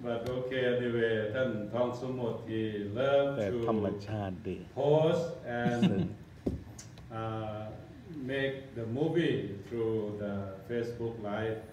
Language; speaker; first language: English; non-native, learner; Thai